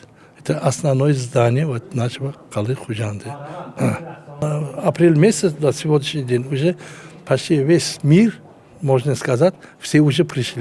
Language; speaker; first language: Russian; non-native, learner; Tajik